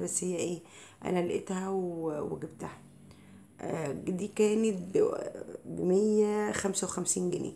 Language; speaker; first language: Arabic; native; Arabic